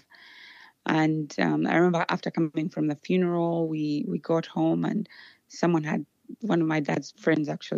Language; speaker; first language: English; non-native, local second language; Ganda